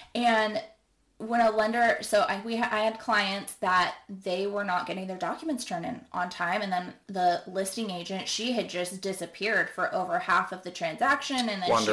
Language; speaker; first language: English; native; English